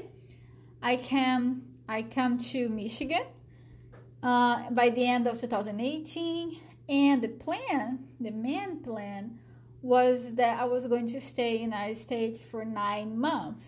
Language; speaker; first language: English; non-native, fluent; Portuguese